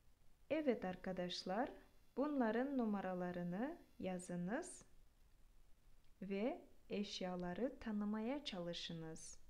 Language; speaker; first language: Turkish; non-native, fluent; Kyrgyz